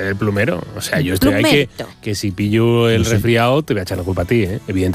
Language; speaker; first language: Spanish; native; Spanish